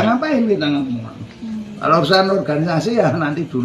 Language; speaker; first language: Indonesian; native; Indonesian